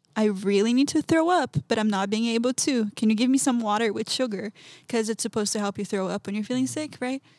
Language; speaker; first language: English; non-native, fluent; Portuguese